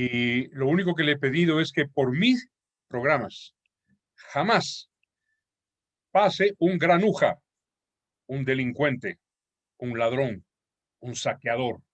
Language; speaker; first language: Spanish; native; Spanish